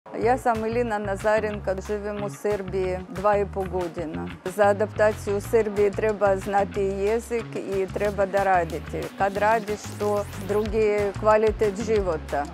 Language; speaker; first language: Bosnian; non-native, learner; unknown